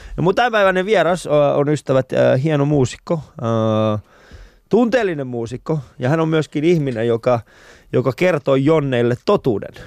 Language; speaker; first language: Finnish; early bilingual, other home language; Persian